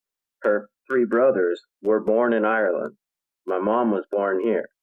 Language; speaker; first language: English; native; English